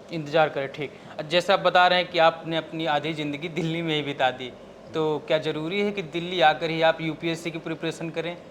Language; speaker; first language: Hindi; native; Hindi